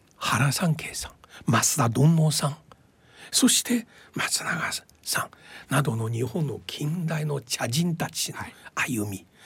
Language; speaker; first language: Japanese; non-native, fluent; Chinese